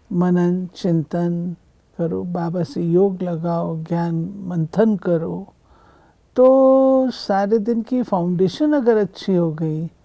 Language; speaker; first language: Hindi; native; Hindi